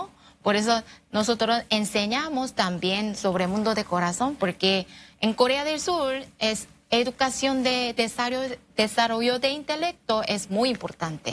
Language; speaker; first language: Spanish; non-native, learner; Korean